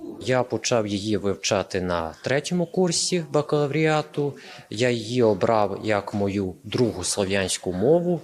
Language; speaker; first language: Ukrainian; non-native, fluent; Serbian